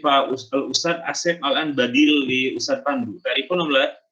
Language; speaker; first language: Arabic; non-native, fluent; Indonesian